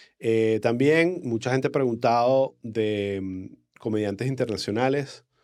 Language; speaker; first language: Spanish; native; Spanish